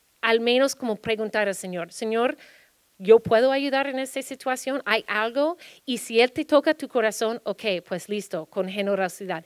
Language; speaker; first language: Spanish; early bilingual, heritage; Spanish